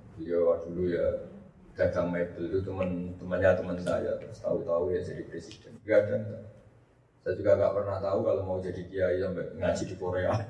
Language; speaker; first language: Indonesian; non-native, local second language; Javanese